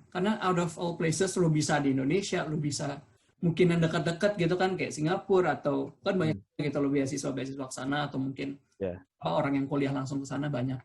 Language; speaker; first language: Indonesian; native; Indonesian